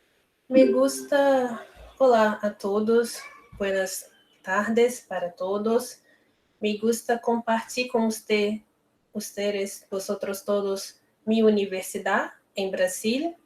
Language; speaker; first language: Spanish; non-native, learner; Portuguese